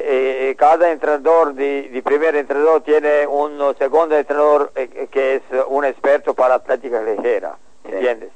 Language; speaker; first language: Spanish; non-native, learner; Serbian